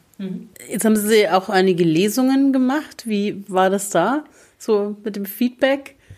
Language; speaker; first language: German; native; German